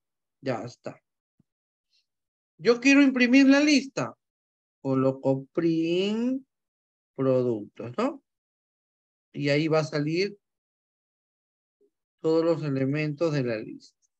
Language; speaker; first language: Spanish; native; Spanish